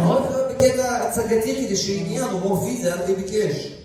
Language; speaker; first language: Hebrew; native; Hebrew